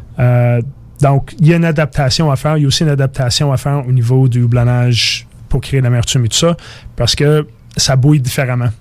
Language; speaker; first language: French; non-native, fluent; English